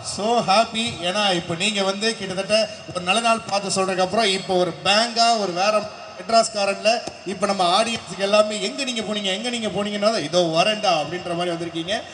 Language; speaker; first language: Tamil; native; Tamil